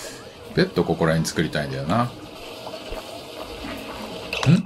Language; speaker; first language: Japanese; native; Japanese